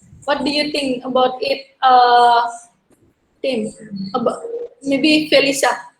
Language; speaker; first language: English; non-native, learner; Indonesian